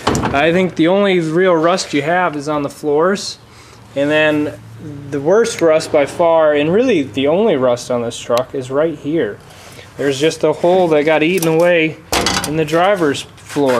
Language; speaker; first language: English; native; English